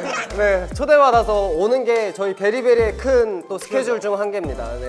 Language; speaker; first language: Korean; native; Korean